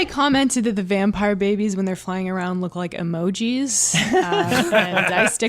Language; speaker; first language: English; native; English